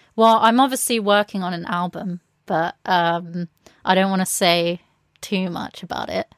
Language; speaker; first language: English; native; English